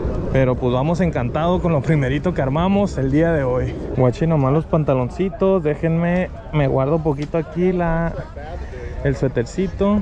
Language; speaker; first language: Spanish; early bilingual, heritage; Spanish